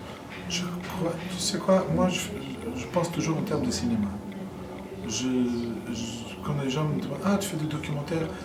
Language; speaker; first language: French; non-native, fluent; Portuguese